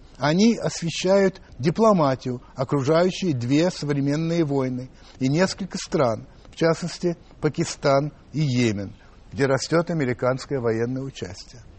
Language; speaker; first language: Russian; early bilingual, other home language; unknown